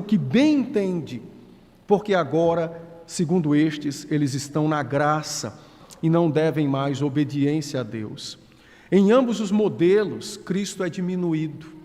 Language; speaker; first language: Portuguese; native; Portuguese